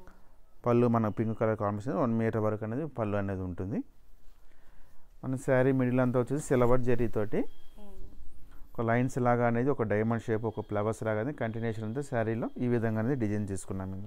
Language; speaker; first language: Telugu; native; Telugu